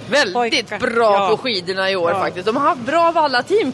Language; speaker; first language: Swedish; native; Swedish